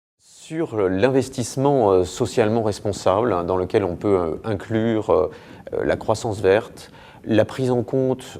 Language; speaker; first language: French; native; French